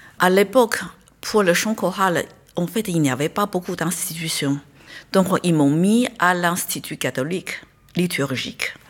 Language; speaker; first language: French; non-native, fluent; Chinese